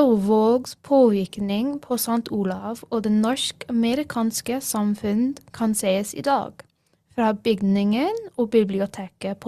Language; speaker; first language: Norwegian; non-native, learner; English